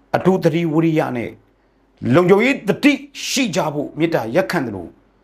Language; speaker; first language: Burmese; native; Burmese